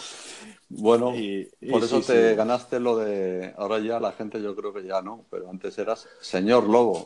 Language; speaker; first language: Spanish; native; Spanish